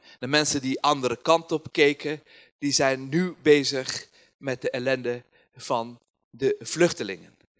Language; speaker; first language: Dutch; non-native, fluent; Persian